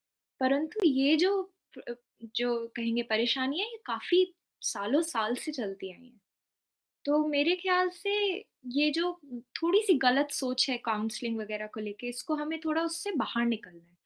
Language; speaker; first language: Hindi; native; Hindi